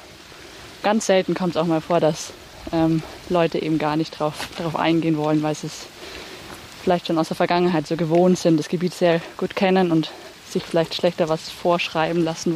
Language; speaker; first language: German; native; German